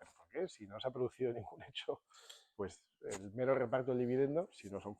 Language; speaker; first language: Spanish; native; Spanish